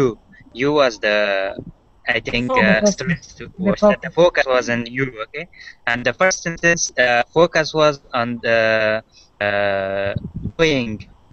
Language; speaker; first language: English; non-native, learner; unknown